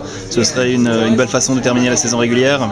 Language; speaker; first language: French; native; French